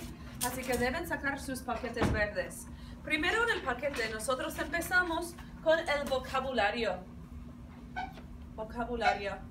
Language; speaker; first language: Spanish; non-native, fluent; English